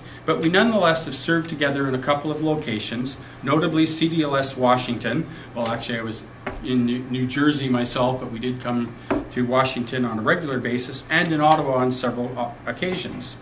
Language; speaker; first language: English; native; English